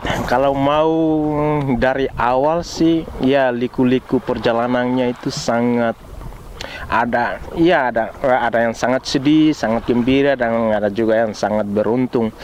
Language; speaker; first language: Indonesian; non-native, local second language; Tetum